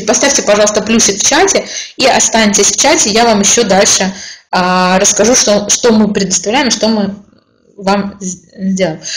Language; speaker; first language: Russian; native; Russian